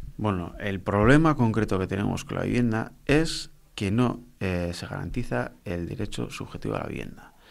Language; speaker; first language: Spanish; non-native, local second language; Basque